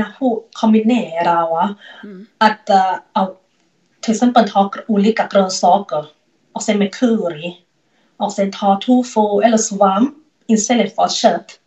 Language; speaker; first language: Swedish; non-native, learner; Thai